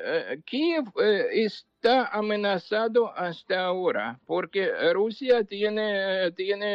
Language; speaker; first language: Spanish; non-native, fluent; Ukrainian